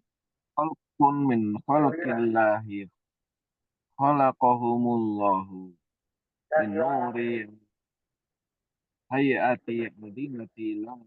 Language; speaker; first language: Arabic; non-native, learner; Indonesian